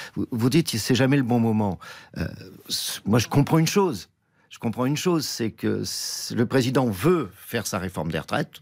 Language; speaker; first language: French; native; French